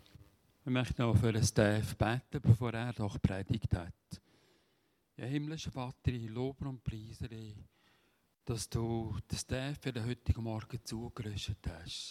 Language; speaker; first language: German; native; German